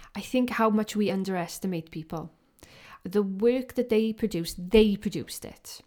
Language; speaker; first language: English; native; English